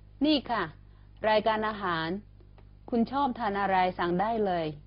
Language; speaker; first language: Thai; non-native, fluent; Chinese